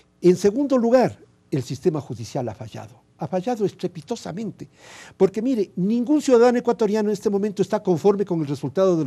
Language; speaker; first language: Spanish; native; Spanish